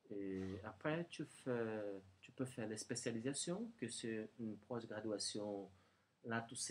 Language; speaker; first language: French; non-native, learner; Portuguese